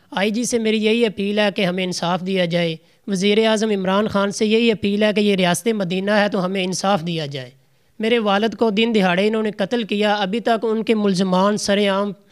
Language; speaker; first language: Urdu; non-native, local second language; Punjabi